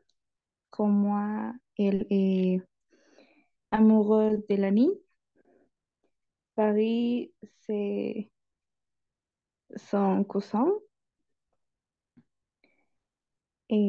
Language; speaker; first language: French; non-native, learner; Spanish